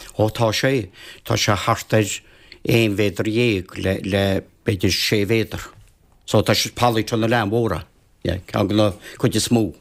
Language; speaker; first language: Irish; native; Irish